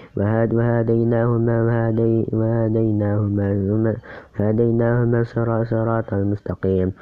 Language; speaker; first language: Arabic; non-native, learner; Indonesian